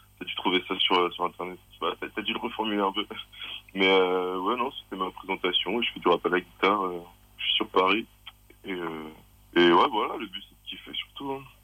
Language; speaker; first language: French; native; French